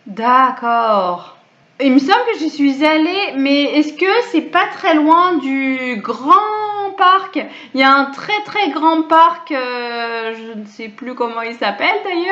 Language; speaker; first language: French; native; French